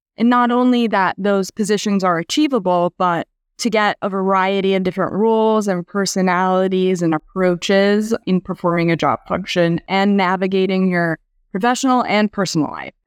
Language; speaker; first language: English; native; English